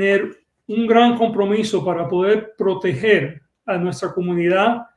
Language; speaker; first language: Spanish; early bilingual, other home language; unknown